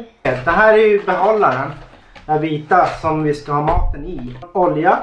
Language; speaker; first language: Swedish; native; Swedish